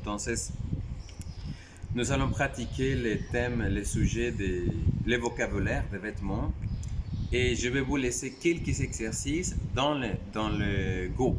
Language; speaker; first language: French; non-native, fluent; Spanish